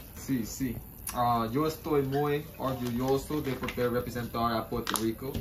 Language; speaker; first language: Spanish; non-native, learner; English